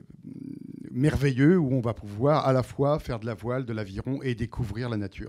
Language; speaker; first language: French; native; French